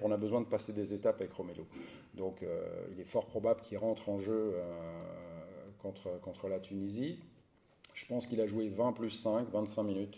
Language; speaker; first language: French; native; French